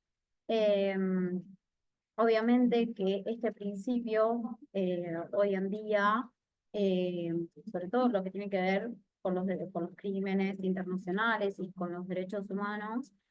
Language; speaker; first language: Spanish; native; Spanish